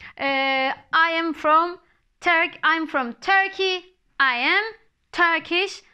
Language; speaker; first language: English; non-native, fluent; Turkish